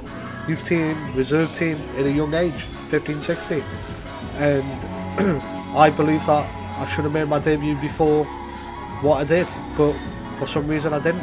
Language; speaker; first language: English; native; English